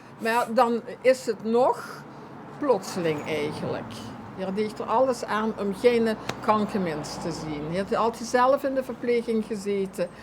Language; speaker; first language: Dutch; non-native, local second language; Limburgish